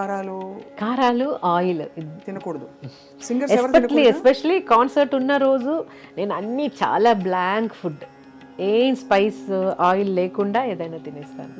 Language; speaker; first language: Telugu; non-native, learner; Malayalam